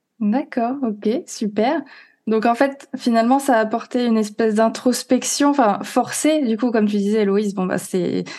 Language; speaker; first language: French; native; French